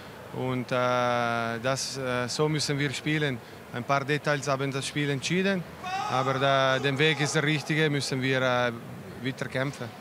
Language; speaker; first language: German; non-native, local second language; Italian